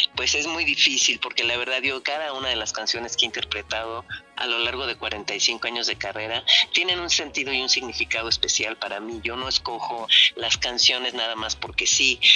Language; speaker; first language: Spanish; native; Spanish